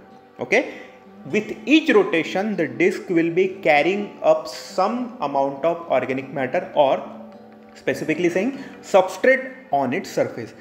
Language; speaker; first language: English; non-native, local second language; Hindi